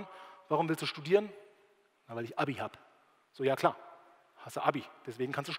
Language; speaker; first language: German; native; German